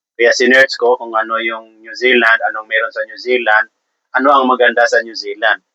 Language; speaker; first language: Filipino; non-native, local second language; Cebuano